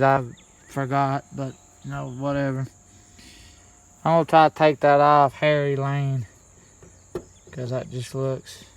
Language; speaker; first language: English; native; English